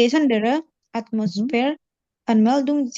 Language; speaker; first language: German; non-native, learner; Indonesian